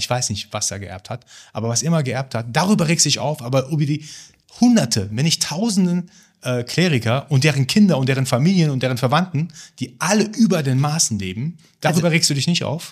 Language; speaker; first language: German; early bilingual, other home language; Persian